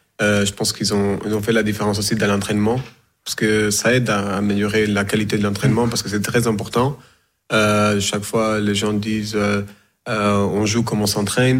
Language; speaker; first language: French; non-native, fluent; Portuguese